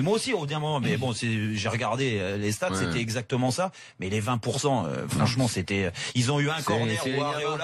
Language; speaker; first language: French; native; French